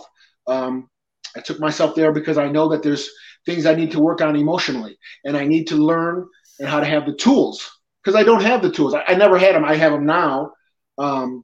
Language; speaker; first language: English; native; English